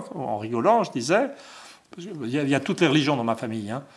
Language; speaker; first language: French; native; French